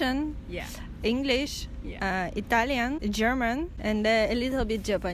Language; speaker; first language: English; non-native, fluent; Russian